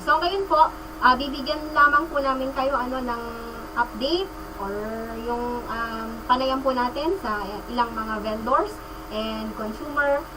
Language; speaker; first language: Filipino; non-native, local second language; Iloko